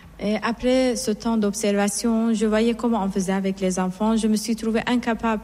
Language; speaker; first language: French; non-native, fluent; Persian